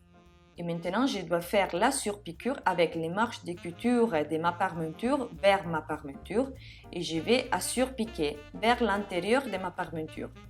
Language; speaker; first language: French; non-native, fluent; Italian